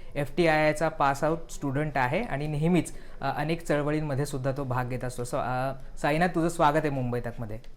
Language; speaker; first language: Marathi; native; Marathi